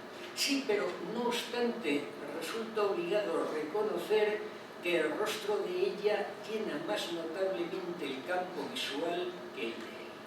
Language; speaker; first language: Spanish; native; Spanish